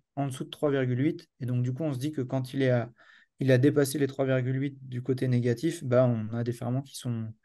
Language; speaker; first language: French; native; French